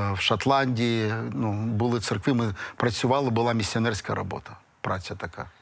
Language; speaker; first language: Ukrainian; non-native, local second language; Russian